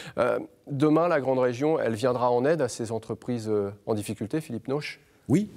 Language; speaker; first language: French; native; French